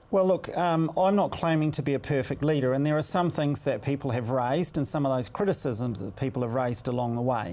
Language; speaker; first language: English; native; English